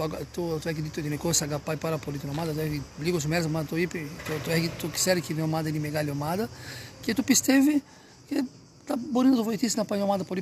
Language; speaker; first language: Greek; non-native, learner; Portuguese